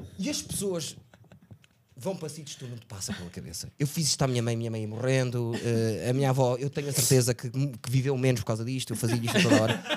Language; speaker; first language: Portuguese; native; Portuguese